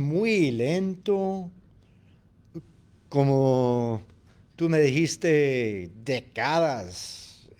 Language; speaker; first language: Spanish; non-native, fluent; English